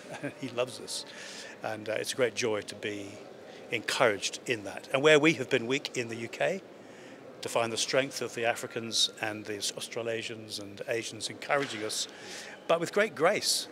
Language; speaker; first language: English; native; English